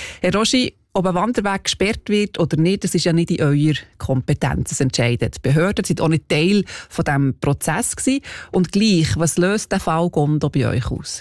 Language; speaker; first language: German; native; German